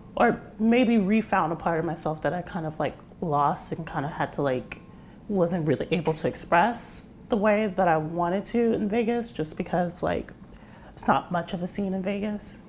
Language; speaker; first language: English; native; English